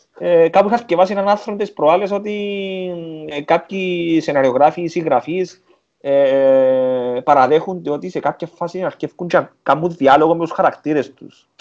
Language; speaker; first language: Greek; native; Greek